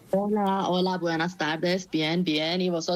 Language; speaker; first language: Spanish; non-native, fluent; Persian